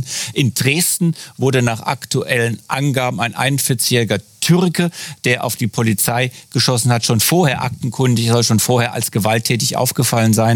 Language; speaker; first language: German; native; German